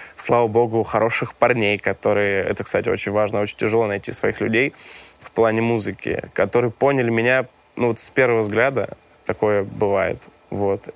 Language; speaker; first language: Russian; non-native, fluent; Romanian